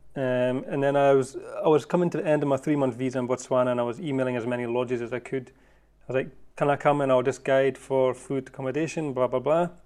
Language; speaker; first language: English; native; English